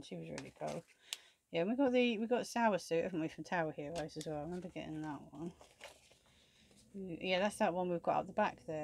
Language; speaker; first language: English; native; English